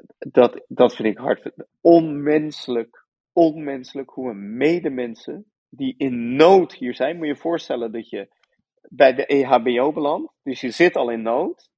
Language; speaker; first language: Dutch; early bilingual, other home language; Persian